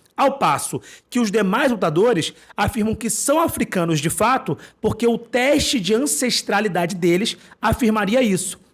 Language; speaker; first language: Portuguese; native; Portuguese